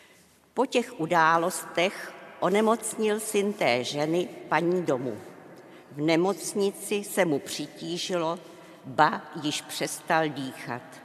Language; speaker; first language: Czech; native; Czech